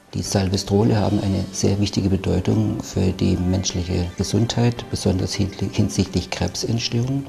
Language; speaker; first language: German; native; German